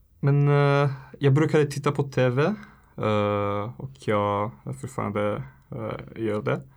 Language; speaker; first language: Swedish; non-native, learner; Italian